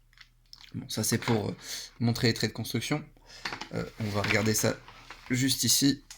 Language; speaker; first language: French; native; French